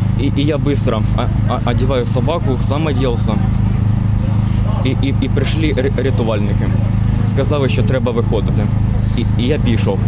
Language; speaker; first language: Ukrainian; non-native, local second language; Russian